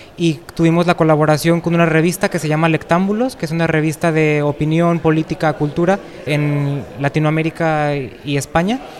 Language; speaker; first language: Spanish; native; Spanish